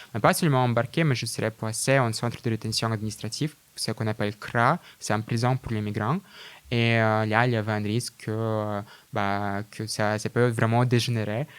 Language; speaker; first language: French; non-native, fluent; Russian